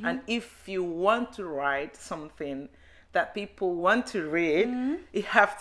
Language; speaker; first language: English; non-native, learner; Spanish